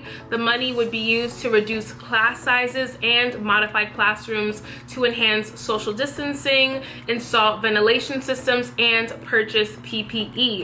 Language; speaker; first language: English; native; English